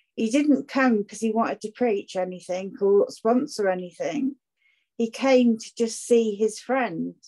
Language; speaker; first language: English; native; English